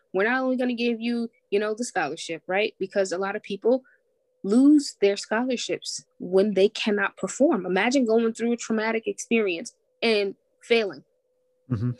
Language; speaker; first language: English; native; English